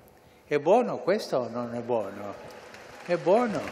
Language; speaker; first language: Italian; non-native, fluent; Spanish